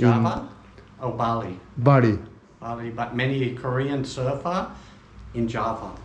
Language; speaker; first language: English; non-native, learner; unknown